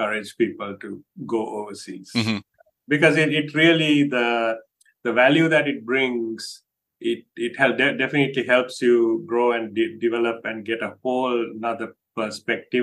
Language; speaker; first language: English; non-native, local second language; Sinhala